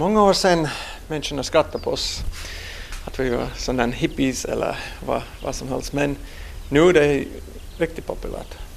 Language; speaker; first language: Swedish; non-native, learner; English